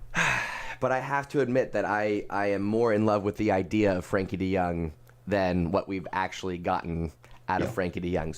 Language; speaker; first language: English; native; English